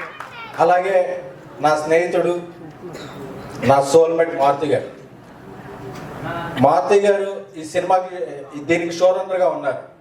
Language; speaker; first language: Telugu; native; Telugu